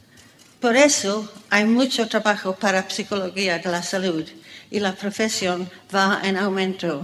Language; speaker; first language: Spanish; non-native, fluent; English